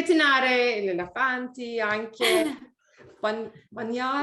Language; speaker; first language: Italian; non-native, learner; English